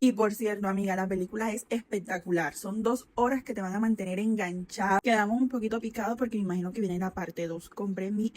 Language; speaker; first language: Spanish; native; Spanish